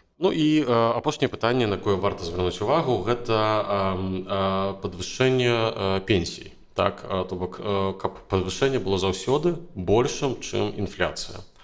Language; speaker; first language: Belarusian; native; Belarusian